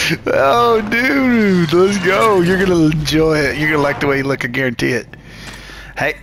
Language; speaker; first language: English; native; English